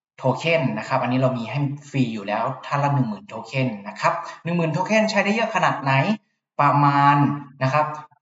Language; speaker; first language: Thai; native; Thai